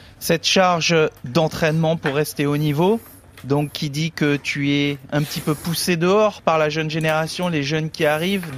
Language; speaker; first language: French; native; French